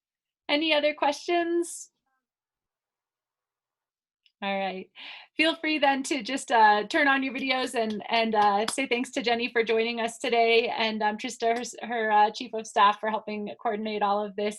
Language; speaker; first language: English; native; English